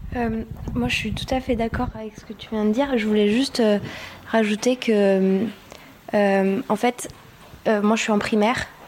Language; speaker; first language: French; non-native, fluent; Spanish